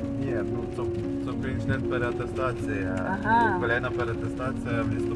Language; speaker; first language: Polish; non-native, fluent; Ukrainian